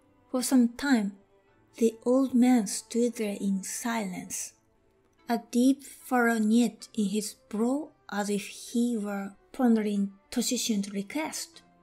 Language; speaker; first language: English; non-native, fluent; Japanese